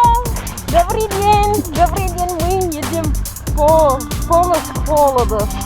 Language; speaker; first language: Russian; non-native, learner; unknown